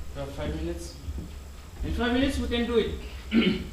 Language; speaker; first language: English; non-native, fluent; French